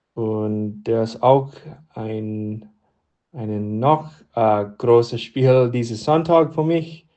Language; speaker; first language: German; non-native, learner; English